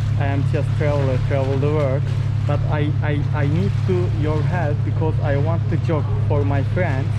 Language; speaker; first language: English; non-native, learner; Turkish